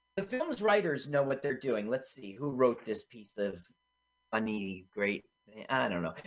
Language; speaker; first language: English; native; English